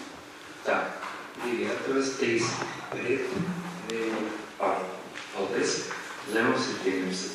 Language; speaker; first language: Latvian; non-native, local second language; Russian